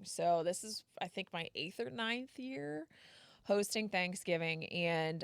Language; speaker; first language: English; native; English